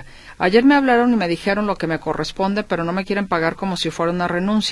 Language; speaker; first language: Spanish; native; Spanish